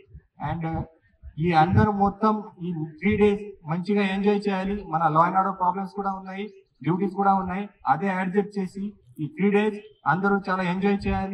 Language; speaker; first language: Telugu; non-native, fluent; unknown